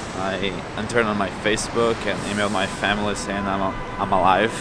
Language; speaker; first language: English; non-native, learner; Portuguese